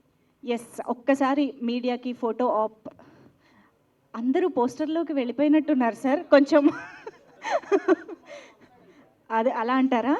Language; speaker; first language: Telugu; native; Telugu